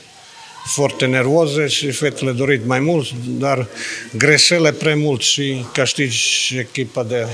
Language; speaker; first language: Romanian; non-native, learner; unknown